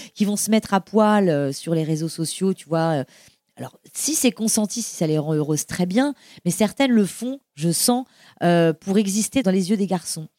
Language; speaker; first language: French; native; French